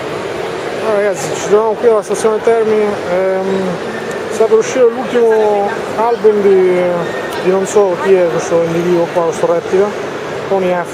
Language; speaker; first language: Italian; early bilingual, other home language; Albanian